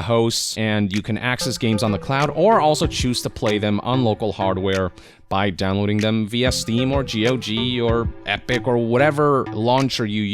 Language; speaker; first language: English; native; English